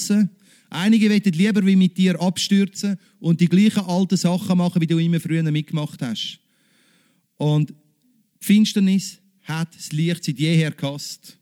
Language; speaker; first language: German; native; German